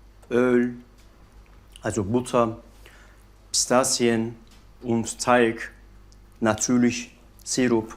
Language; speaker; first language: German; non-native, learner; Turkish